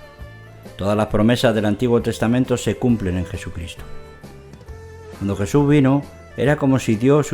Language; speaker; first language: Spanish; native; Spanish